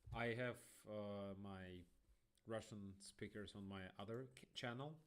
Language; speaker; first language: English; non-native, fluent; Russian